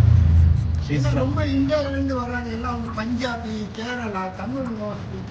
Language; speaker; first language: Tamil; native; Tamil